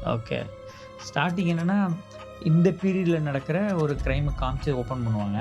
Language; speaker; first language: Tamil; native; Tamil